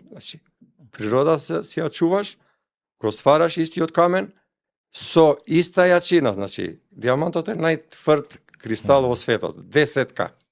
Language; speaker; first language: Macedonian; non-native, local second language; Albanian